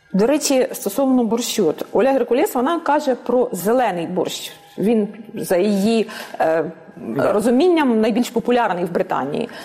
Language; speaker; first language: Ukrainian; native; Ukrainian